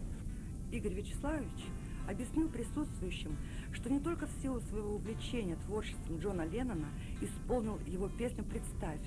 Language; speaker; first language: Russian; native; Russian